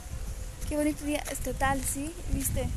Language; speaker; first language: Spanish; non-native, fluent; Bulgarian